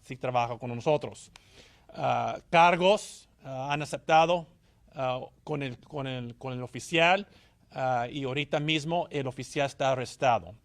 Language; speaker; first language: Spanish; early bilingual, heritage; Spanish